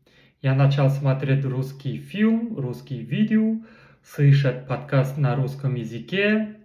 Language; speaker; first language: Russian; non-native, learner; Kazakh